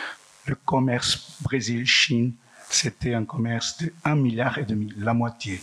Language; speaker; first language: French; non-native, fluent; Portuguese